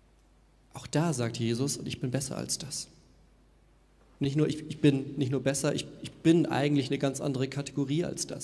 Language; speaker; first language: German; native; German